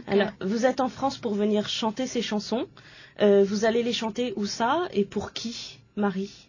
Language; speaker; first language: French; native; French